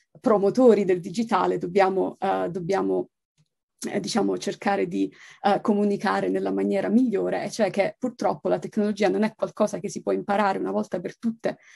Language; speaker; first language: Italian; native; Italian